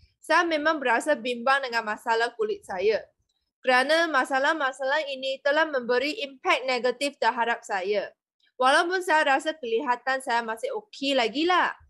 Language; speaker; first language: Malay; non-native, local second language; Chinese